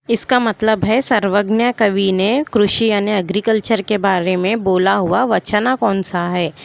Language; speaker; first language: Hindi; non-native, local second language; Kannada